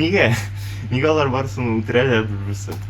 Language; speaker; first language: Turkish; non-native, learner; Tatar